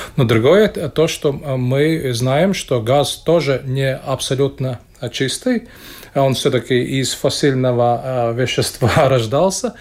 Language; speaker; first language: Russian; non-native, local second language; Latvian